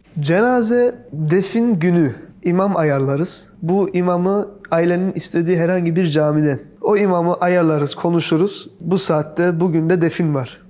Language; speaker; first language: Turkish; early bilingual, heritage; Turkish